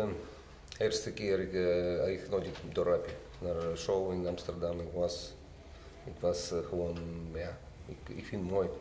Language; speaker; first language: Dutch; non-native, learner; Russian